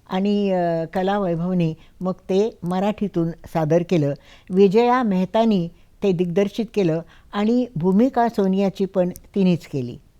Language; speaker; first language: Marathi; native; Marathi